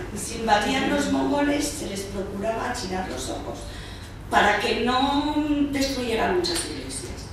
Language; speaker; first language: Spanish; early bilingual, heritage; Spanish